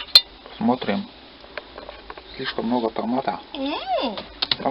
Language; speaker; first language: Russian; native; Russian